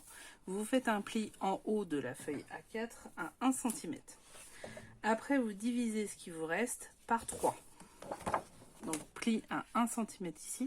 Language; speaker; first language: French; native; French